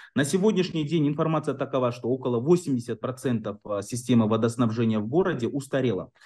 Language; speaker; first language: Russian; non-native, local second language; Kyrgyz